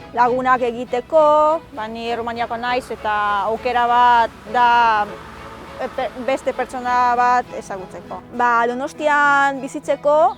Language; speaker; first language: Basque; non-native, learner; Romanian